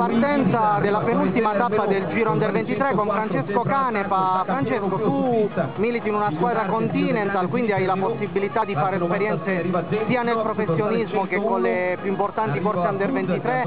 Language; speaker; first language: Italian; native; Italian